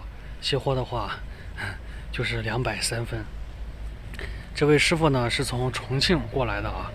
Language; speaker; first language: Chinese; native; Chinese